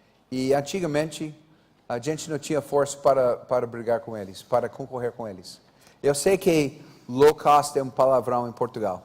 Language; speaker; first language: Portuguese; non-native, fluent; English